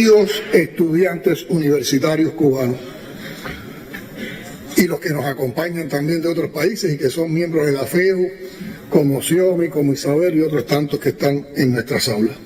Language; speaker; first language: Spanish; native; Spanish